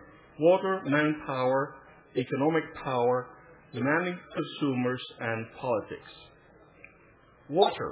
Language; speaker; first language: English; non-native, fluent; Dutch